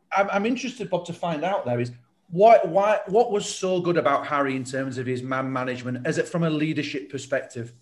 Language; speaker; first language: English; native; English